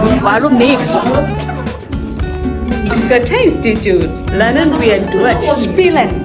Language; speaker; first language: German; non-native, learner; Thai